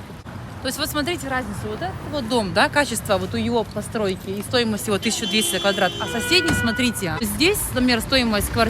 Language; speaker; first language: Russian; native; Russian